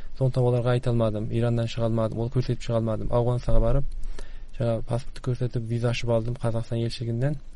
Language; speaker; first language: Kazakh; early bilingual, heritage; Kazakh